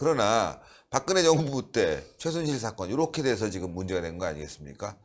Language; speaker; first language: Korean; native; Korean